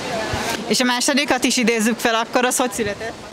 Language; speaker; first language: Hungarian; native; Hungarian